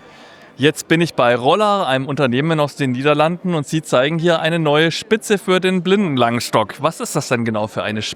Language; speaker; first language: German; native; German